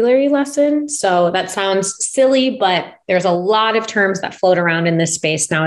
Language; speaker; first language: English; native; English